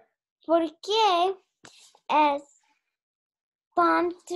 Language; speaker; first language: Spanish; non-native, learner; English